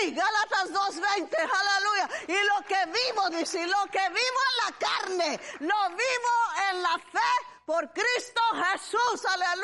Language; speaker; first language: Spanish; early bilingual, heritage; Spanish